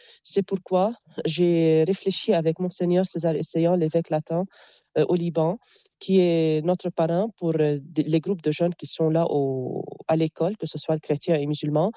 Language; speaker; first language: French; non-native, local second language; Arabic